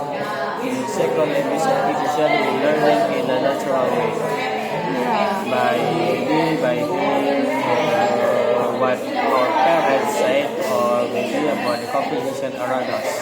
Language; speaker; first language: English; non-native, learner; Indonesian